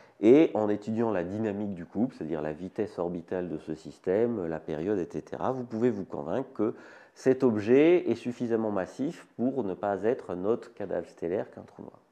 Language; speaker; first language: French; native; French